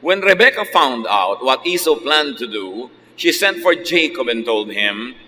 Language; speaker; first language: English; non-native, local second language; Filipino